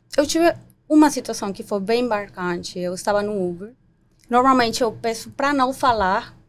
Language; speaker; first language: Portuguese; non-native, fluent; Spanish